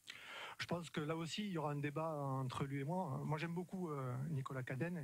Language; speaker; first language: French; native; French